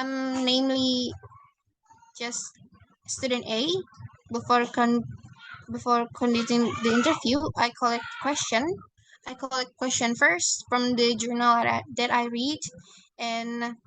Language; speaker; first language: English; non-native, learner; Indonesian